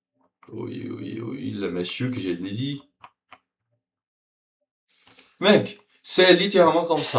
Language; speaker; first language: French; non-native, learner; Portuguese